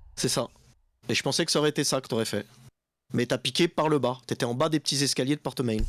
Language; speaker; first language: French; native; French